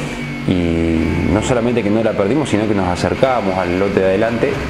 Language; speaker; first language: Spanish; native; Spanish